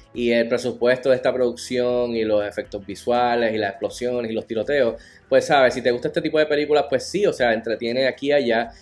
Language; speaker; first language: Spanish; native; Spanish